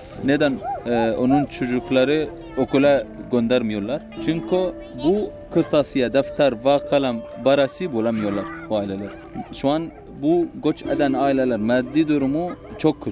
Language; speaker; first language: Turkish; non-native, fluent; Arabic